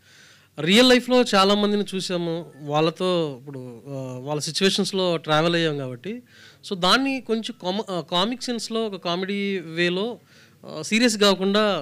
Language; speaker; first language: Telugu; native; Telugu